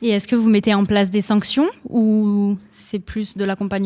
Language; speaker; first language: French; native; French